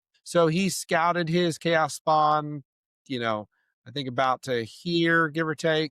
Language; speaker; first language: English; native; English